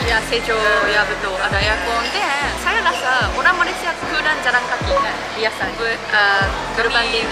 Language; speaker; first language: Indonesian; non-native, fluent; Japanese